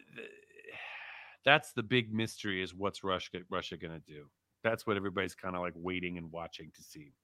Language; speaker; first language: English; early bilingual, other home language; Turkish